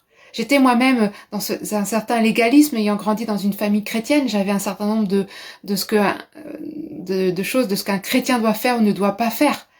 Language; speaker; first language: French; native; French